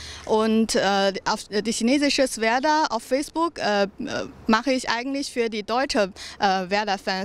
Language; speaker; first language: German; non-native, learner; Chinese